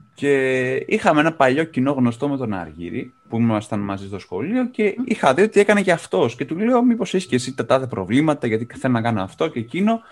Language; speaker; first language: Greek; native; Greek